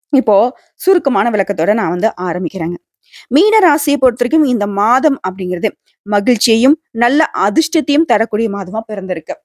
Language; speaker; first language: Tamil; native; Tamil